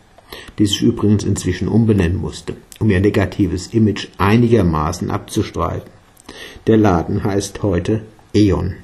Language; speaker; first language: German; native; German